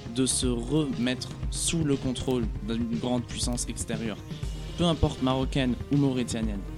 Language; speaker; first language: French; non-native, fluent; German